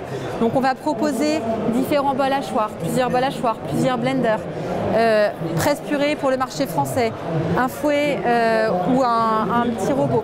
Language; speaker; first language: French; native; French